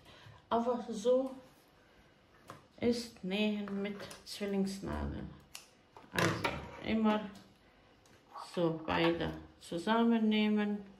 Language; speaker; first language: German; non-native, fluent; Croatian